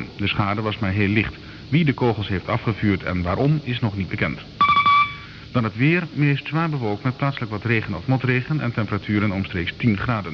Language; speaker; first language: Dutch; native; Dutch